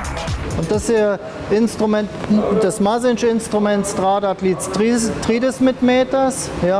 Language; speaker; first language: Latvian; non-native, learner; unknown